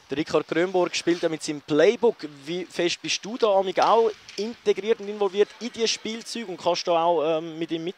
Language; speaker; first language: German; native; German